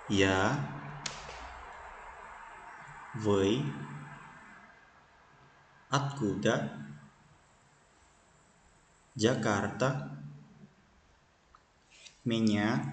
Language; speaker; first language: Russian; non-native, fluent; Indonesian